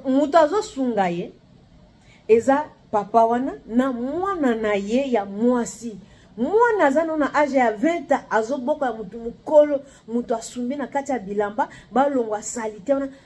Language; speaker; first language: Lingala; native; Lingala